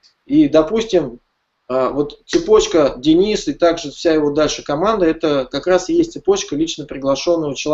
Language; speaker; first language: Russian; native; Russian